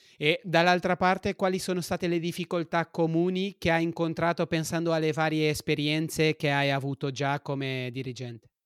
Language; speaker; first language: Italian; non-native, fluent; Portuguese